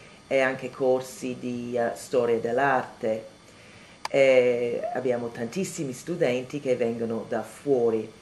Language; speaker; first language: Italian; non-native, fluent; English